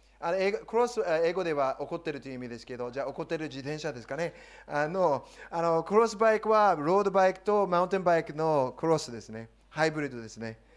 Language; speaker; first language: Japanese; non-native, fluent; English